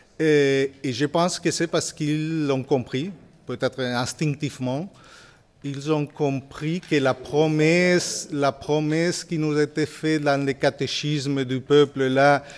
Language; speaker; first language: French; non-native, fluent; Spanish